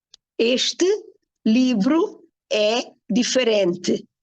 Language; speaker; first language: Portuguese; non-native, fluent; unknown